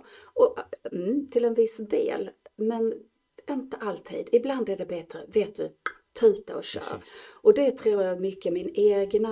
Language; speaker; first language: Swedish; native; Swedish